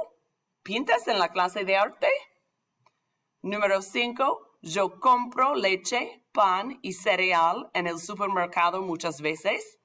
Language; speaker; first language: Spanish; non-native, fluent; English